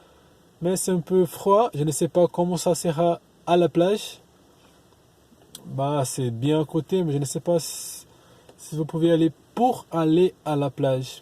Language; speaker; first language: French; non-native, learner; Portuguese